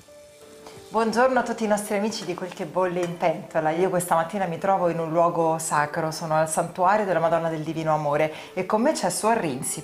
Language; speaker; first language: Italian; native; Italian